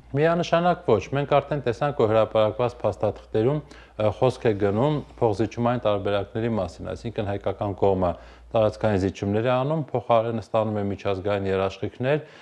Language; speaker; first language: Armenian; native; Armenian